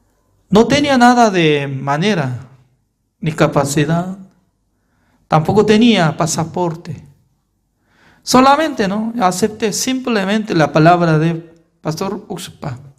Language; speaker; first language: Spanish; non-native, fluent; Korean